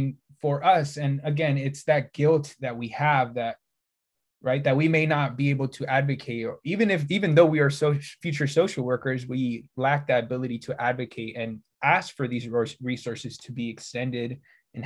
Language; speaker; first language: English; native; English